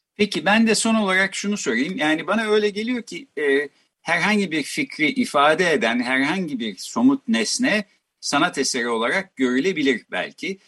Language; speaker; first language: Turkish; native; Turkish